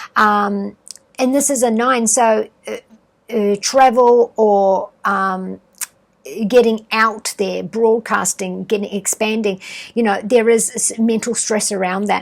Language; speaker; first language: English; native; English